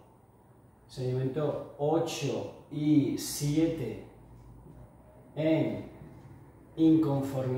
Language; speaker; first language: Spanish; native; Spanish